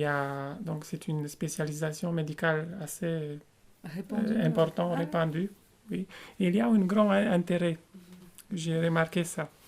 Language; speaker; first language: French; non-native, fluent; Romanian